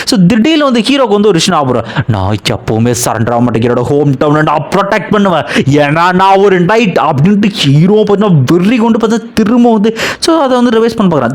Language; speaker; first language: Tamil; native; Tamil